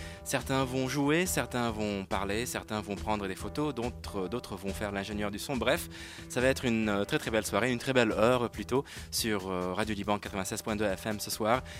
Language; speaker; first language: French; non-native, local second language; Arabic